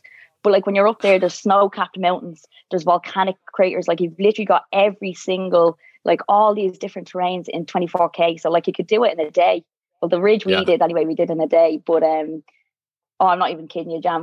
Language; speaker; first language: English; native; English